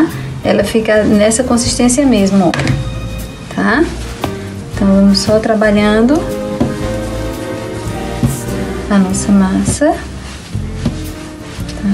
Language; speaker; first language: Portuguese; native; Portuguese